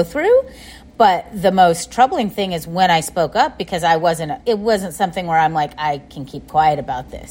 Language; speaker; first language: English; native; English